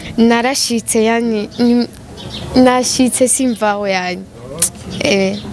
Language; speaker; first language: Rundi; native; Rundi